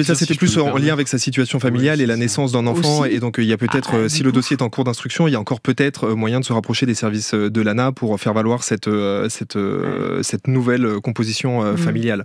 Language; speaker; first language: French; native; French